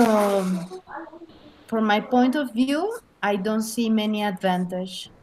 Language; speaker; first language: English; non-native, learner; Spanish